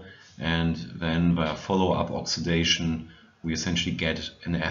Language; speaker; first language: English; non-native, fluent; German